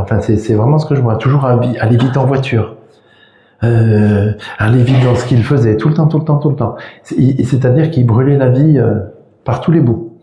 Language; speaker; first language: French; native; French